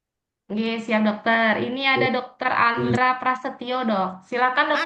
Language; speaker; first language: Indonesian; native; Indonesian